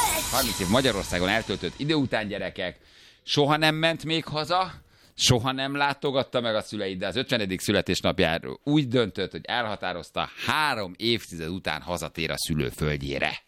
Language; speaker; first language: Hungarian; native; Hungarian